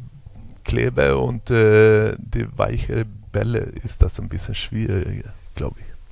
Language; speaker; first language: German; non-native, fluent; Swedish